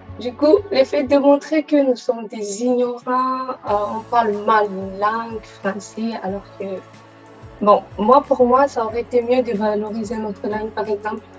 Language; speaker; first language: French; non-native, local second language; Lingala